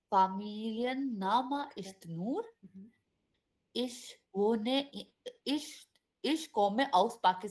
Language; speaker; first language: German; non-native, learner; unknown